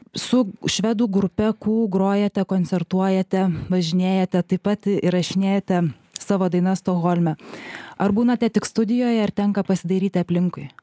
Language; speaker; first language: Lithuanian; native; Lithuanian